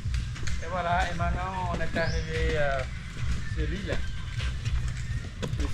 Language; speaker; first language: French; non-native, fluent; Khmer